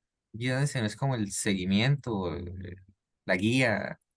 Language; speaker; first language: Spanish; native; Spanish